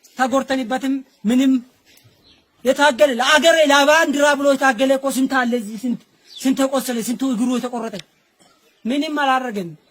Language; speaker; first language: Amharic; non-native, local second language; Oromo